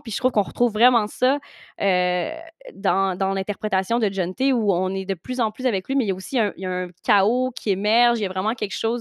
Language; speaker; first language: French; native; French